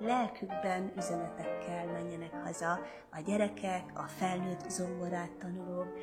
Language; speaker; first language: Hungarian; native; Hungarian